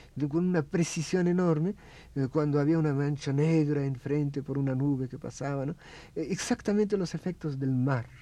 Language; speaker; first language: Spanish; non-native, fluent; Russian